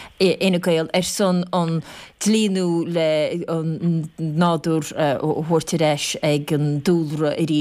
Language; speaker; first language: Irish; native; Irish